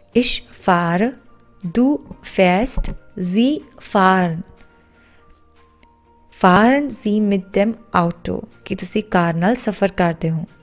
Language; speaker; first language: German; non-native, fluent; Punjabi